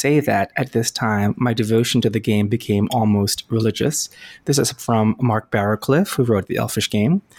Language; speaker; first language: English; non-native, local second language; Filipino